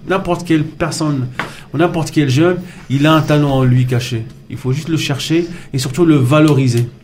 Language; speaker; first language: French; non-native, local second language; Arabic